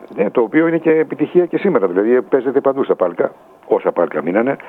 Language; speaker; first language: Greek; native; Greek